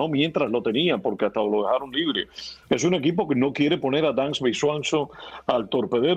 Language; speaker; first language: Spanish; native; Spanish